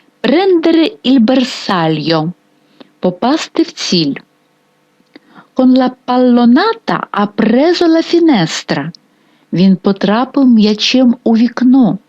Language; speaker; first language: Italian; non-native, fluent; Ukrainian